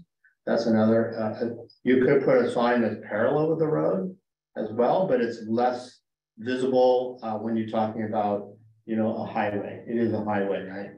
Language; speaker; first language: English; native; English